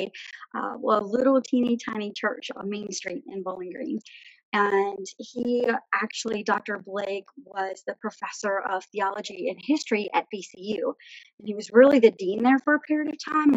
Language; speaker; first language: English; native; English